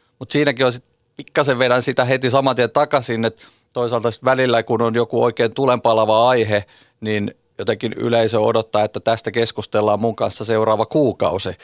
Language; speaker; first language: Finnish; native; Finnish